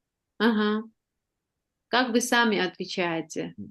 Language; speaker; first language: Russian; non-native, fluent; Armenian